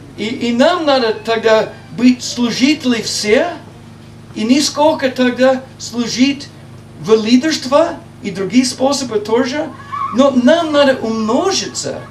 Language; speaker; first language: Russian; non-native, learner; English